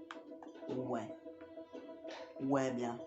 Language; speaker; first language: French; native; French